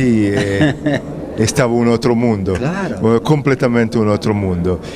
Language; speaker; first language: Spanish; non-native, fluent; Italian